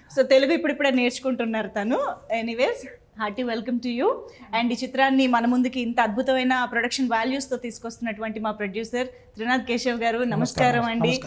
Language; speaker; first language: Telugu; native; Telugu